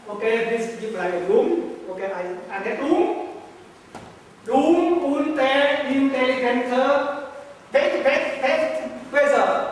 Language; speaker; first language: German; non-native, learner; Vietnamese